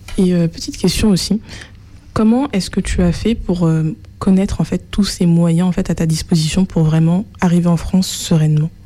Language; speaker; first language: French; native; French